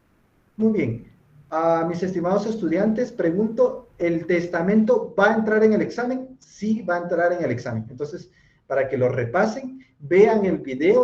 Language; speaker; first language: Spanish; native; Spanish